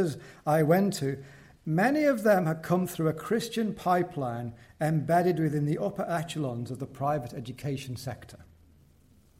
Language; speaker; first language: English; native; English